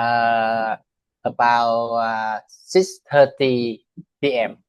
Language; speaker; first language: English; non-native, learner; Vietnamese